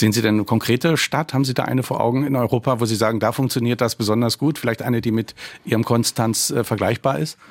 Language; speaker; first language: German; native; German